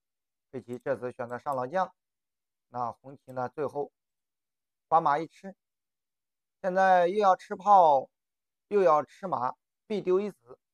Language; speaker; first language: Chinese; native; Chinese